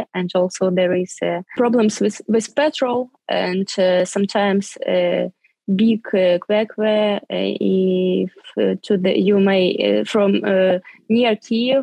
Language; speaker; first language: English; non-native, fluent; Ukrainian